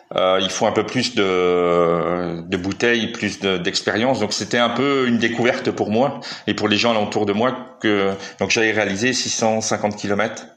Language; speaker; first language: French; native; French